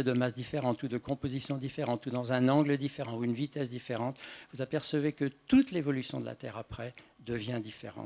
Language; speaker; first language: French; native; French